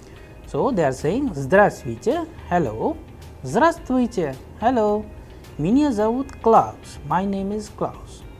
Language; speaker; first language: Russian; non-native, fluent; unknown